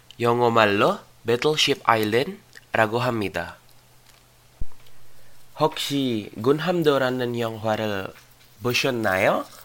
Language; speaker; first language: Korean; non-native, learner; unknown